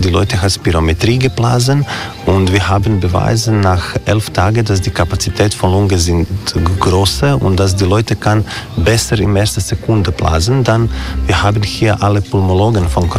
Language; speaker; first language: German; non-native, learner; Croatian